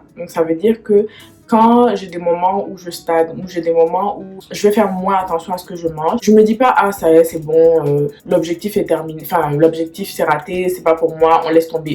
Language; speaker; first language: French; native; French